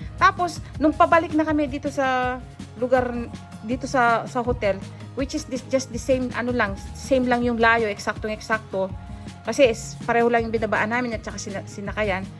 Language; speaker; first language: Filipino; non-native, local second language; Pampanga